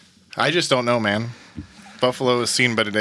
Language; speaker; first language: English; native; English